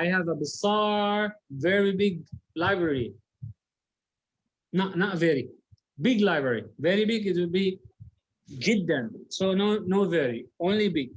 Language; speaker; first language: English; non-native, learner; Arabic